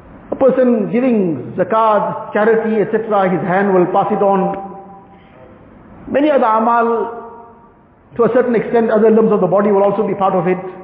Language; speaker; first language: English; native; English